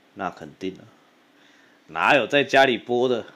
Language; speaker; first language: Chinese; native; Chinese